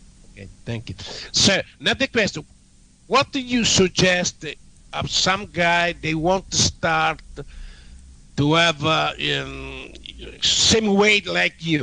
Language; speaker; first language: English; non-native, learner; Italian